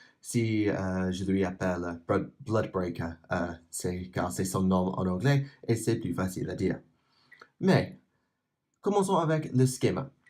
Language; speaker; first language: French; non-native, learner; English